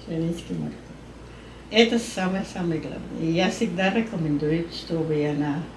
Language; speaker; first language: Russian; non-native, learner; Spanish